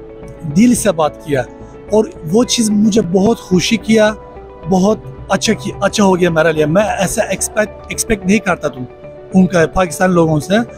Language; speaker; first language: Hindi; non-native, learner; Turkish